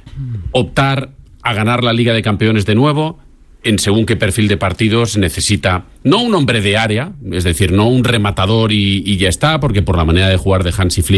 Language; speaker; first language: Spanish; native; Spanish